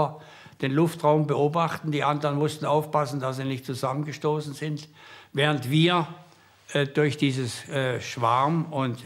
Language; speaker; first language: German; native; German